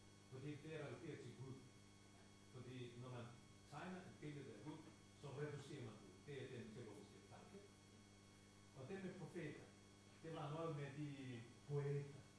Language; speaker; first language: Danish; non-native, fluent; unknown